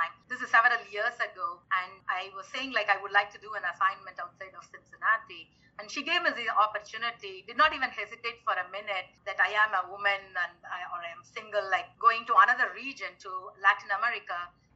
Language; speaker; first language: English; non-native, local second language; Tamil